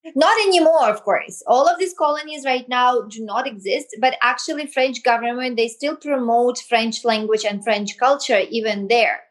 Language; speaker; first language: English; non-native, fluent; Belarusian